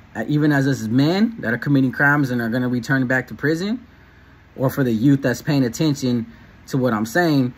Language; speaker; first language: English; native; English